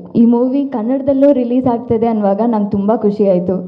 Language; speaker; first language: Kannada; non-native, local second language; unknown